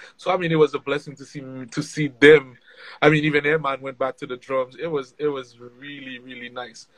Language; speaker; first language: English; non-native, fluent; Haitian Creole